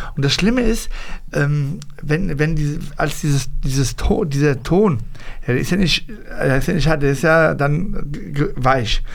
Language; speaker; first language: German; early bilingual, other home language; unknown